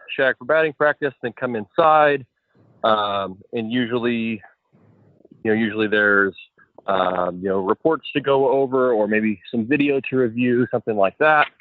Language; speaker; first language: English; native; English